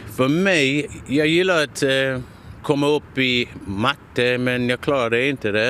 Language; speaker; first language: Swedish; non-native, fluent; English